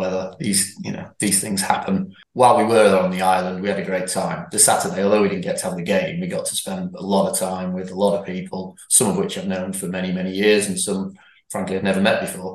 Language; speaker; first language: English; native; English